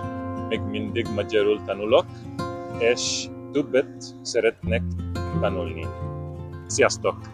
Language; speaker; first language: Hungarian; non-native, learner; English